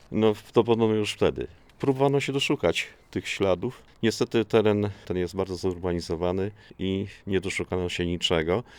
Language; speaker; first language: Polish; native; Polish